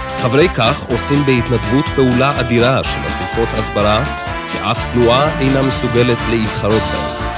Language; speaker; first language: Hebrew; native; Hebrew